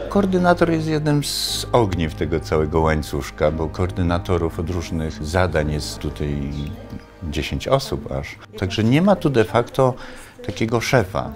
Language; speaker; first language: Polish; native; Polish